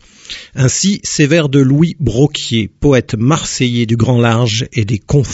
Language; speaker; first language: French; native; French